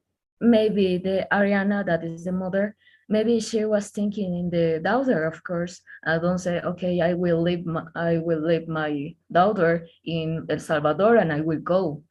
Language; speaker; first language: English; non-native, learner; Spanish